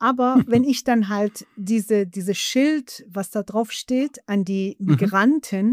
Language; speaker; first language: German; non-native, fluent; Persian